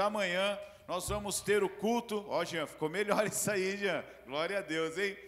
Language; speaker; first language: Portuguese; native; Portuguese